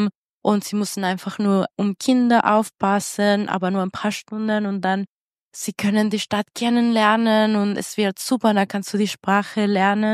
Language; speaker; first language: German; non-native, fluent; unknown